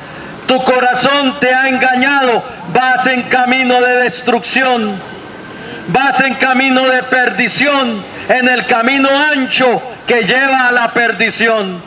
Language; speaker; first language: Spanish; native; Spanish